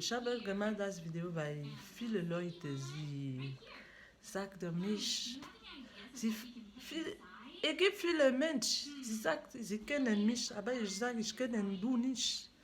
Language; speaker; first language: German; non-native, learner; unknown